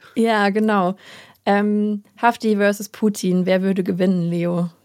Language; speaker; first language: German; native; German